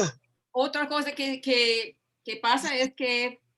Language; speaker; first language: Spanish; non-native, fluent; English